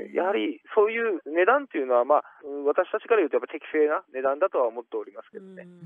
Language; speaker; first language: Japanese; native; Japanese